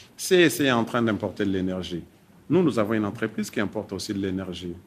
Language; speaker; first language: French; non-native, local second language; Swahili